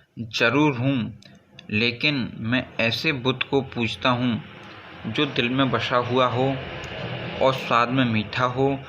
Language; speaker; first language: Hindi; native; Hindi